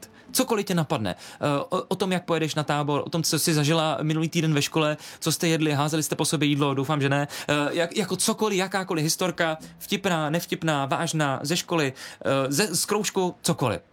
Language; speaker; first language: Czech; native; Czech